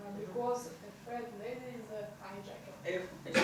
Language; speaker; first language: English; non-native, learner; Russian